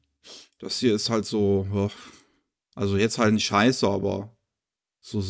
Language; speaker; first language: German; native; German